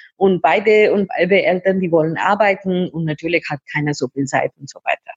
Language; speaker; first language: German; non-native, learner; Hindi